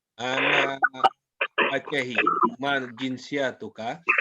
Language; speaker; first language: Arabic; non-native, learner; Indonesian